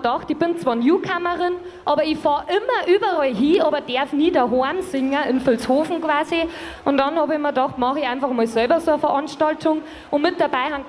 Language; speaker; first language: German; native; German